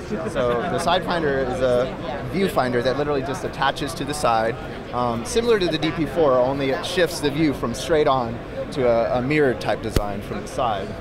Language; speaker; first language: English; native; English